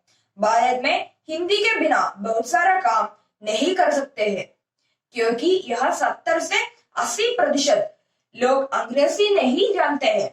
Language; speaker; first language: Hindi; non-native, local second language; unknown